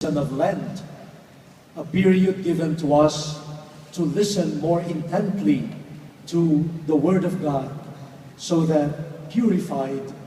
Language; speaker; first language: English; non-native, local second language; Filipino